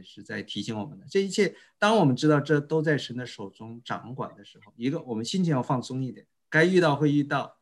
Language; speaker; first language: Chinese; native; Chinese